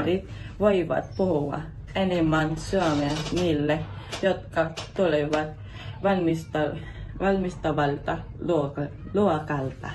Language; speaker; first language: Finnish; non-native, learner; Filipino